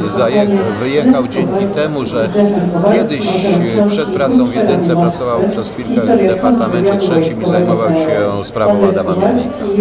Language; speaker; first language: Polish; native; Polish